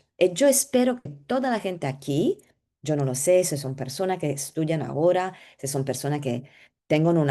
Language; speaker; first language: Spanish; non-native, learner; Italian